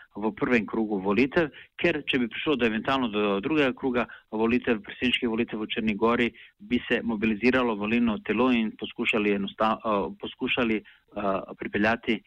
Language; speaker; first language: Slovenian; non-native, local second language; Bosnian